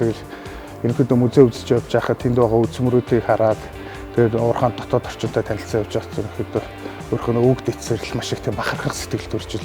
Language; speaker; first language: Mongolian; native; Mongolian